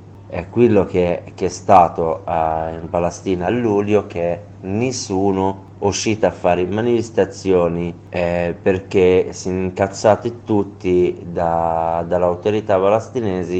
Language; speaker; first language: Italian; non-native, learner; Arabic